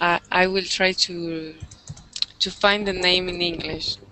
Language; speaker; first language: English; non-native, learner; Spanish